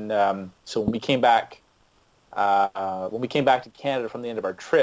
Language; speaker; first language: English; native; English